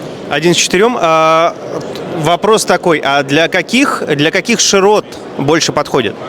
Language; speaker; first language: Russian; native; Russian